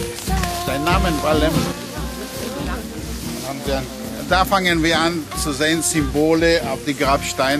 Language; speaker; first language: German; non-native, fluent; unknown